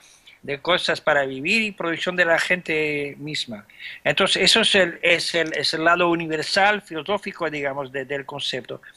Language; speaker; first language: Spanish; non-native, fluent; French